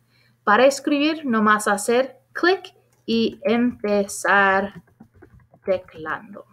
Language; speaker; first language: Spanish; non-native, fluent; English